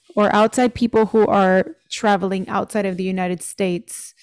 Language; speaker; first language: English; early bilingual, other home language; Spanish